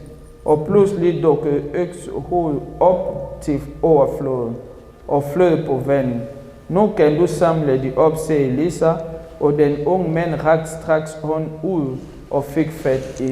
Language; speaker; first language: Danish; non-native, fluent; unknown